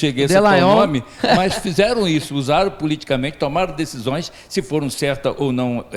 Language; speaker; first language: Portuguese; native; Portuguese